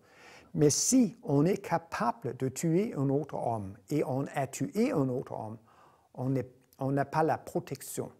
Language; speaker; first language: French; non-native, fluent; Danish